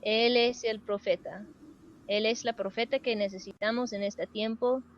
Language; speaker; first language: Spanish; non-native, fluent; English